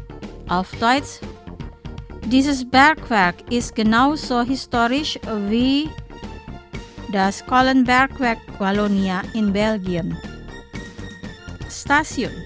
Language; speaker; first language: German; non-native, fluent; Indonesian